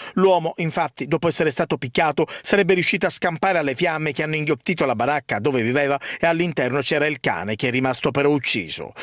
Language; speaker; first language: Italian; native; Italian